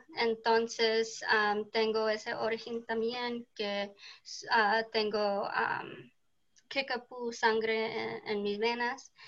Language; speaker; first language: Spanish; early bilingual, heritage; Spanish